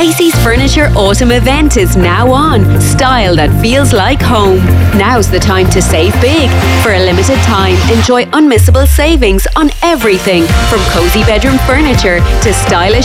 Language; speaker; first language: English; native; English